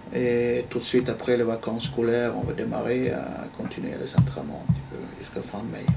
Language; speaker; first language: French; non-native, fluent; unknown